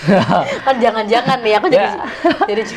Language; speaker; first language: Indonesian; native; Indonesian